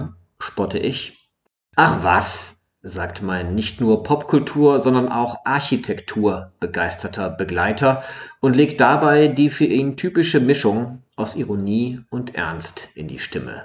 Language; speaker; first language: German; native; German